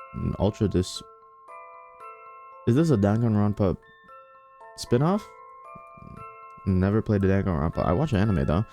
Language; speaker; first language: English; native; English